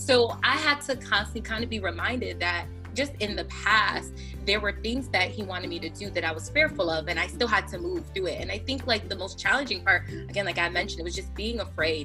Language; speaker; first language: English; native; English